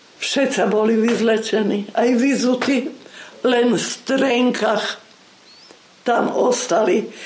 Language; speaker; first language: Slovak; non-native, local second language; Rusyn